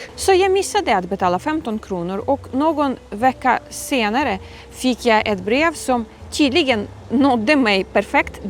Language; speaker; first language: Swedish; non-native, fluent; Ukrainian